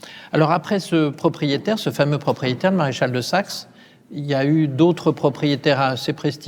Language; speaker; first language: French; native; French